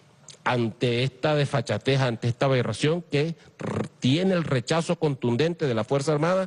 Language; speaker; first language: Spanish; native; Spanish